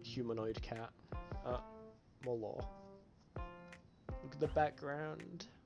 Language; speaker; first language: English; native; English